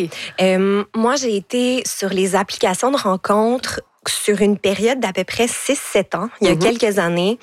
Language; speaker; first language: French; native; French